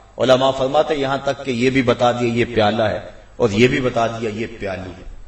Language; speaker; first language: Urdu; non-native, local second language; Punjabi